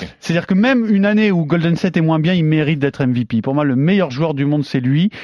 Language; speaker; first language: French; native; French